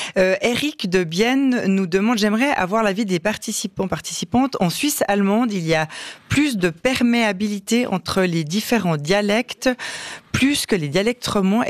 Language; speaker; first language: French; native; French